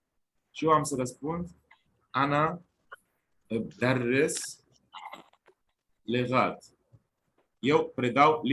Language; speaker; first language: Romanian; non-native, fluent; Arabic